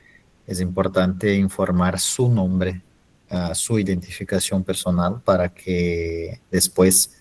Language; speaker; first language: Spanish; non-native, fluent; Portuguese